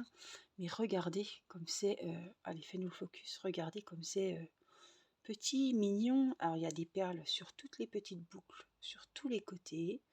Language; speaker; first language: French; native; French